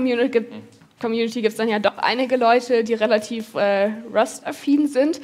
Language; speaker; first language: German; native; German